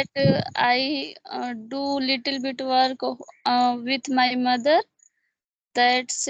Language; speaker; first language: English; non-native, learner; Hindi